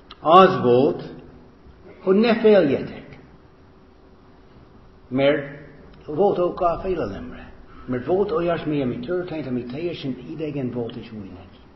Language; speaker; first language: Hungarian; non-native, fluent; English